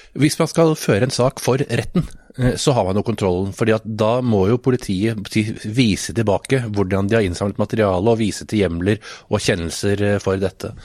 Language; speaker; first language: Norwegian; native; Norwegian